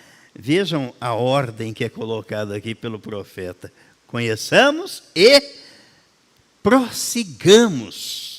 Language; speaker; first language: Portuguese; native; Portuguese